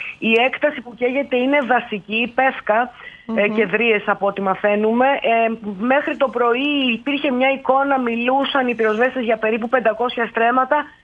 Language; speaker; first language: Greek; native; Greek